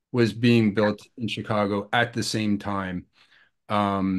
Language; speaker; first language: English; native; English